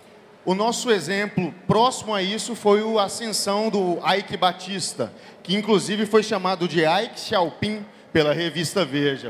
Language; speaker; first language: Portuguese; native; Portuguese